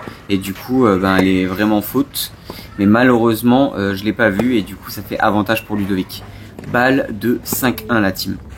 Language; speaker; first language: French; native; French